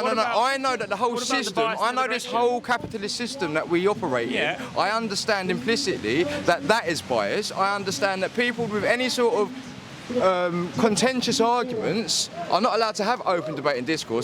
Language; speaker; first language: English; native; English